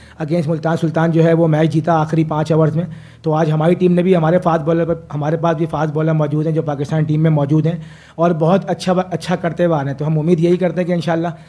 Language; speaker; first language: Urdu; native; Urdu